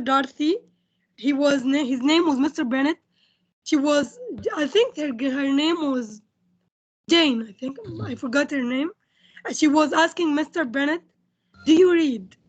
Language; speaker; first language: English; non-native, fluent; Indonesian